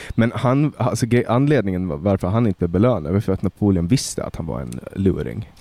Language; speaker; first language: Swedish; native; Swedish